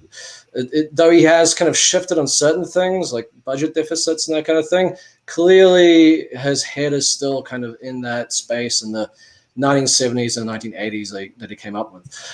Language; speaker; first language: English; native; English